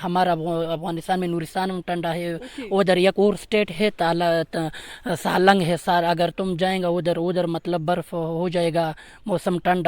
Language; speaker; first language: Hindi; non-native, learner; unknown